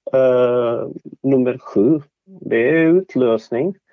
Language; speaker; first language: Swedish; non-native, fluent; Bosnian